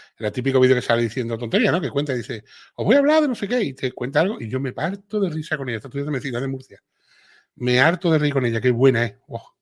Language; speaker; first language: Spanish; native; Spanish